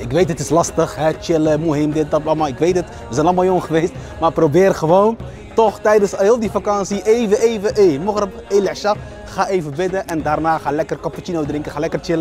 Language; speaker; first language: Dutch; early bilingual, other home language; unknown